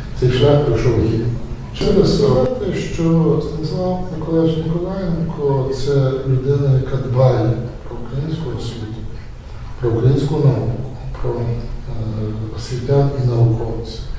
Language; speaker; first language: Ukrainian; native; Ukrainian